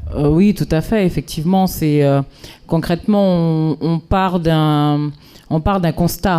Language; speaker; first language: French; native; French